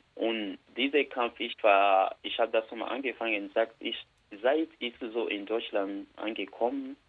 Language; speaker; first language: German; non-native, learner; Bambara